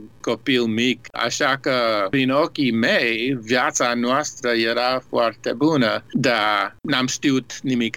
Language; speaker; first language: Romanian; early bilingual, heritage; Romanian